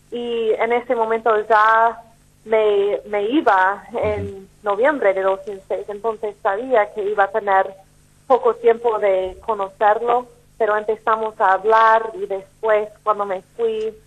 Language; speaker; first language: Spanish; non-native, fluent; English